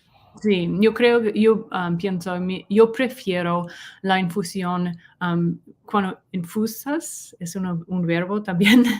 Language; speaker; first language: Spanish; non-native, learner; English